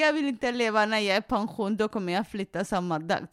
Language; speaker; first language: Swedish; non-native, fluent; Tigrinya